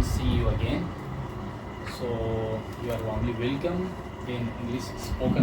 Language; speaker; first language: English; non-native, fluent; Urdu